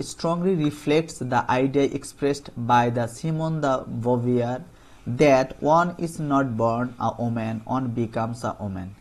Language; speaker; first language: English; non-native, local second language; Bangla